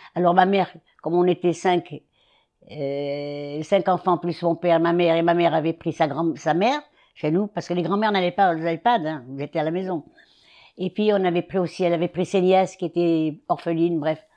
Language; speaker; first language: French; native; French